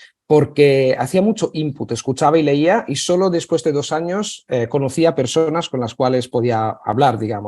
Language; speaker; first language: Spanish; non-native, fluent; Italian